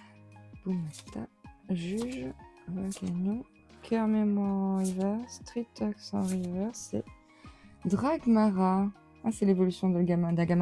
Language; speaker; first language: French; native; French